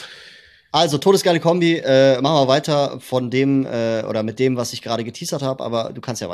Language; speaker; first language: German; native; German